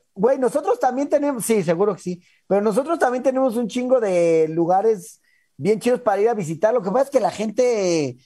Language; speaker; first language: Spanish; native; Spanish